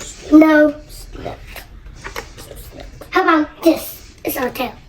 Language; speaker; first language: English; non-native, learner; Vietnamese